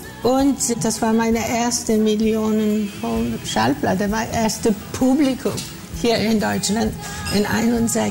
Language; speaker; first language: German; non-native, fluent; Greek